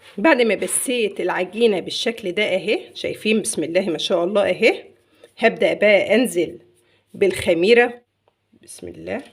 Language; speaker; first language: Arabic; native; Arabic